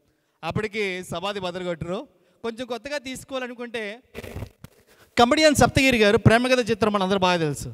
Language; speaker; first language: Telugu; native; Telugu